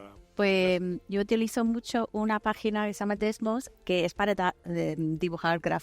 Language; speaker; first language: Spanish; non-native, fluent; English